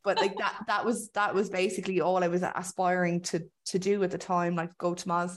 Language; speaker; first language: English; native; English